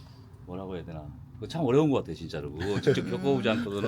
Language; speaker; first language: Korean; native; Korean